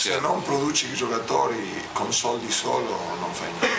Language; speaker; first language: Italian; non-native, fluent; Spanish